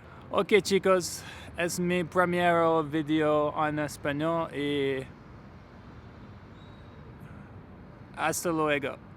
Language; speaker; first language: Spanish; non-native, learner; English